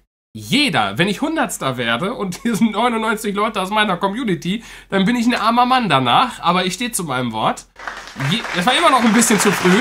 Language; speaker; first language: German; native; German